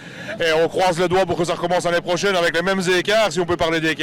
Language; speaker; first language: French; native; French